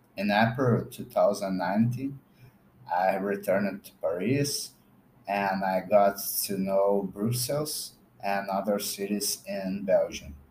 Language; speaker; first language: English; non-native, fluent; Portuguese